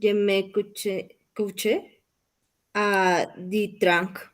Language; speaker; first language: French; non-native, learner; Spanish